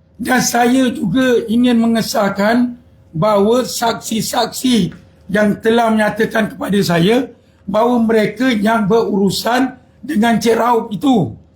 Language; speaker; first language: Malay; native; Malay